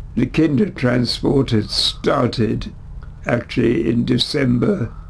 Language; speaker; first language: English; early bilingual, other home language; German